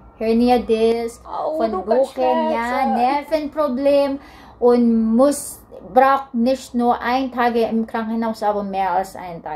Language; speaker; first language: German; non-native, learner; Filipino